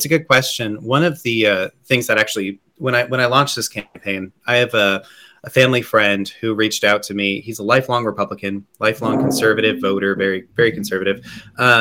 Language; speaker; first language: English; native; English